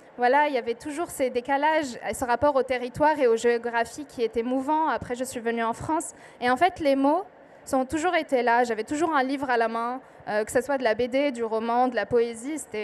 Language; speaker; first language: French; non-native, local second language; Arabic